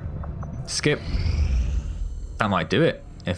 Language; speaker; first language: English; native; English